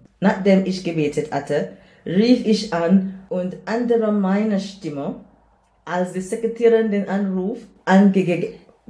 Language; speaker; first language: German; non-native, learner; English